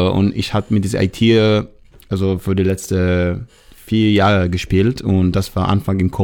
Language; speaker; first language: German; non-native, learner; Hebrew